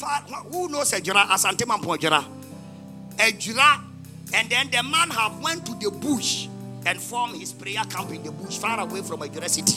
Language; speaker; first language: English; non-native, local second language; Akan